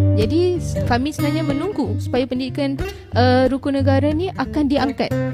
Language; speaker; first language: Malay; native; Malay